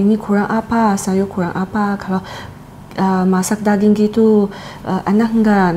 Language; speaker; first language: Indonesian; non-native, learner; Chinese